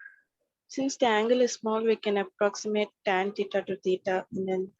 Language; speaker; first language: English; non-native, local second language; Tamil